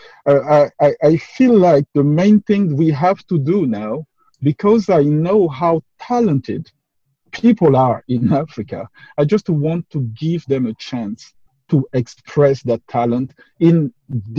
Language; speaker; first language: English; non-native, fluent; French